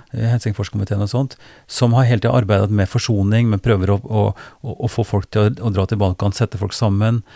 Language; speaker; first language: Norwegian; native; Norwegian